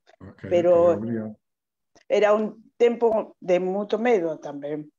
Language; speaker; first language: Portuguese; non-native, learner; Spanish